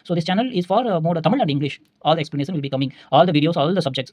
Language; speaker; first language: English; non-native, local second language; Tamil